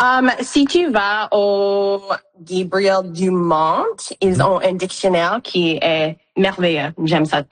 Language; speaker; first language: French; non-native, local second language; English